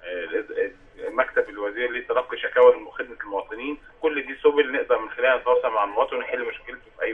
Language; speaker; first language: Arabic; native; Arabic